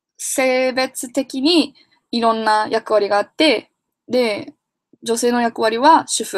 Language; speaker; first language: Japanese; non-native, fluent; English